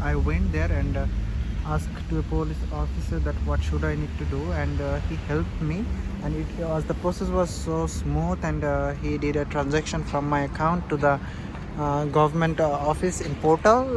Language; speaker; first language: English; non-native, local second language; Bangla